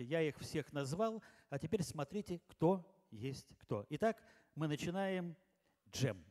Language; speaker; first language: Russian; native; Russian